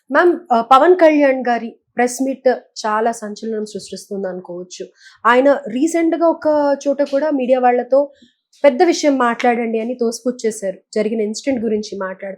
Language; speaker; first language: Telugu; native; Telugu